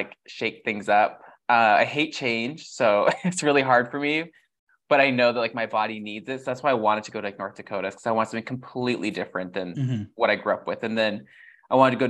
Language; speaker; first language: English; native; English